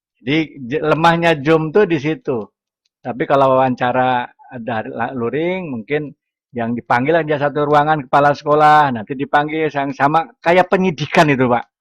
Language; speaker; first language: Indonesian; non-native, local second language; Sundanese